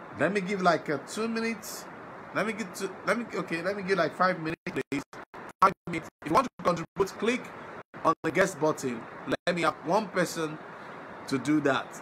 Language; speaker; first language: English; non-native, local second language; Yoruba